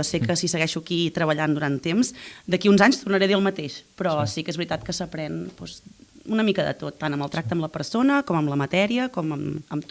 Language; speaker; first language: Catalan; native; Catalan